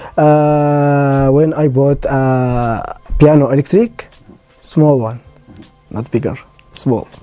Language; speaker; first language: English; non-native, learner; Arabic